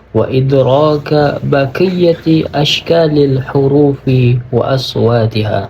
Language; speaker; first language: Arabic; non-native, learner; Indonesian